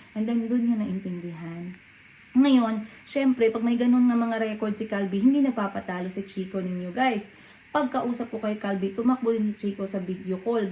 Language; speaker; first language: Filipino; non-native, local second language; Cebuano